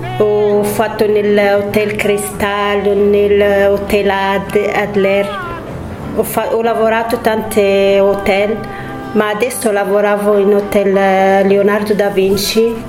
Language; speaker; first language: Italian; non-native, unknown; Arabic